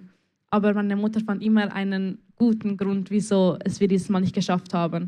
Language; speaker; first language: German; early bilingual, other home language; Spanish